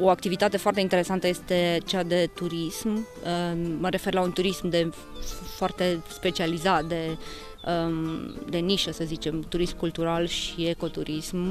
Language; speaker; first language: Romanian; native; Romanian